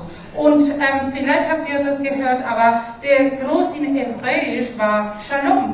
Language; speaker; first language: German; non-native, fluent; Spanish